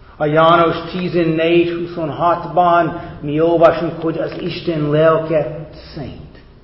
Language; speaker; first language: Hungarian; non-native, fluent; English